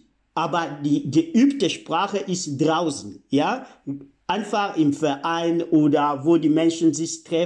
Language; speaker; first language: German; non-native, fluent; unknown